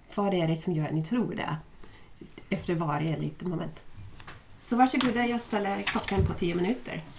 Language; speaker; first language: Swedish; non-native, fluent; English